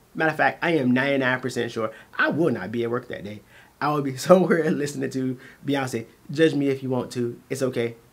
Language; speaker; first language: English; native; English